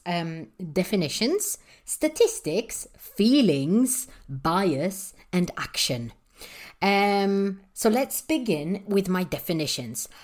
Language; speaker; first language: English; non-native, fluent; Polish